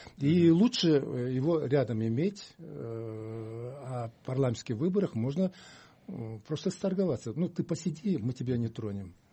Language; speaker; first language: Russian; non-native, local second language; Kyrgyz